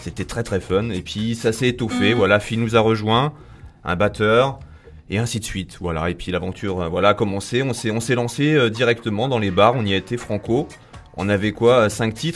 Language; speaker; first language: French; native; French